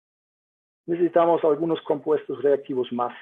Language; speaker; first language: Spanish; non-native, learner; German